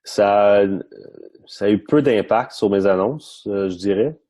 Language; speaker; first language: French; non-native, local second language; English